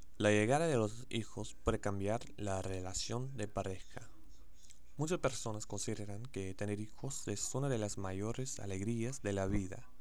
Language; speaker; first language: Spanish; non-native, learner; English